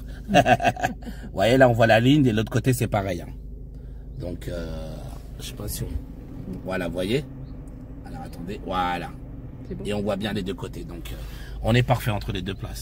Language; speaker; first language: French; native; French